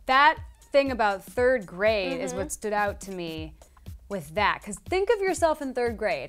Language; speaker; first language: English; native; English